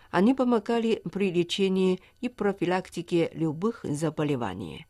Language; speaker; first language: Russian; non-native, fluent; Chinese